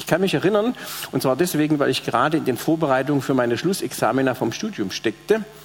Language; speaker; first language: German; native; German